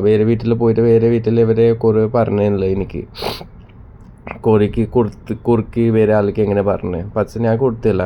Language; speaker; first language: Malayalam; non-native, local second language; Assamese